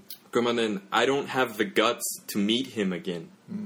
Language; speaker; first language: English; native; English